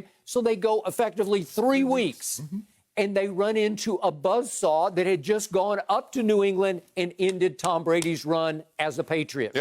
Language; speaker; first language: English; native; English